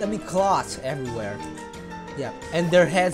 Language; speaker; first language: English; non-native, local second language; Filipino